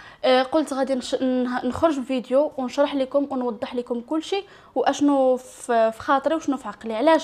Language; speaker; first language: Arabic; native; Arabic